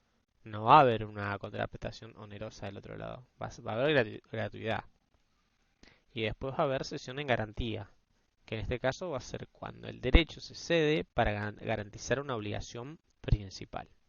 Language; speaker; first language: Spanish; native; Spanish